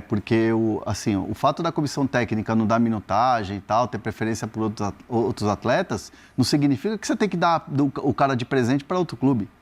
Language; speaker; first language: Portuguese; native; Portuguese